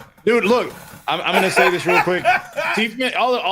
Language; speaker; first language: English; native; English